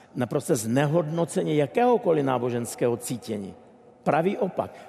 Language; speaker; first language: Czech; non-native, fluent; Ukrainian